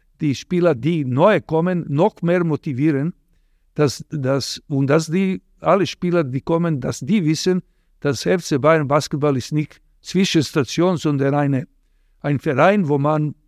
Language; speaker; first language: German; non-native, fluent; Serbian